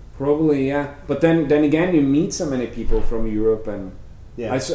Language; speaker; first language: English; non-native, fluent; Norwegian